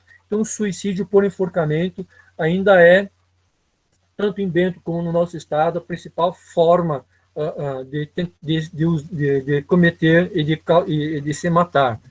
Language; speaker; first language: Portuguese; native; Portuguese